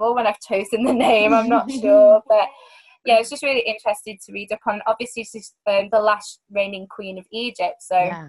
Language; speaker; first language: English; native; English